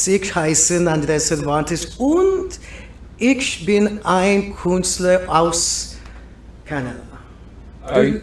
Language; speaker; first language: German; non-native, learner; English